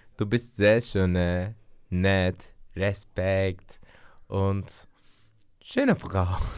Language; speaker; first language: German; non-native, learner; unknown